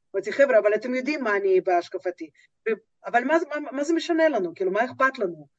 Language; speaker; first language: Hebrew; non-native, fluent; Russian